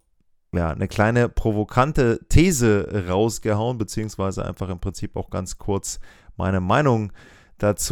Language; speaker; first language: German; native; German